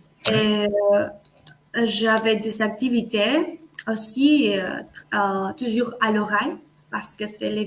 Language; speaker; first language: French; non-native, fluent; Spanish